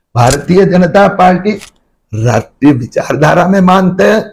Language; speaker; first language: Hindi; non-native, local second language; Marathi